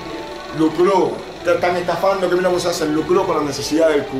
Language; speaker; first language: Spanish; native; Spanish